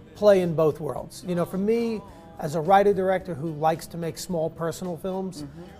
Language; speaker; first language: English; native; English